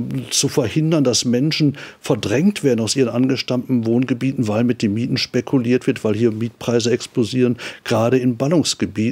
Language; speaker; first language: German; native; German